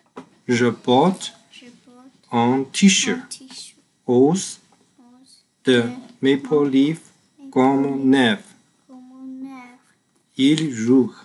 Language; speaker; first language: French; non-native, learner; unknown